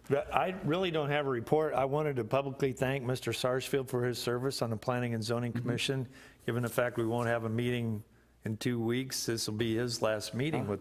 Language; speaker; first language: English; native; English